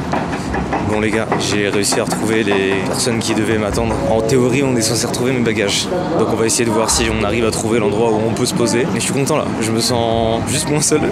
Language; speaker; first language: French; native; French